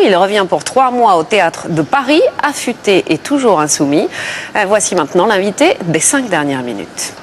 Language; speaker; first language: French; native; French